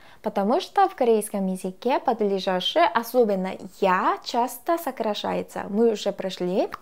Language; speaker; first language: Russian; non-native, fluent; Korean